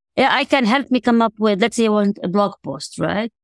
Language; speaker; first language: English; non-native, fluent; Arabic